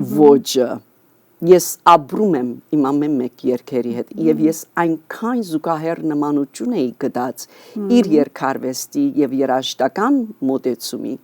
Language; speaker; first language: Armenian; early bilingual, heritage; Armenian